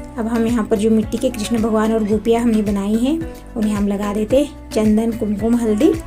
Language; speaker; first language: Hindi; non-native, local second language; Marathi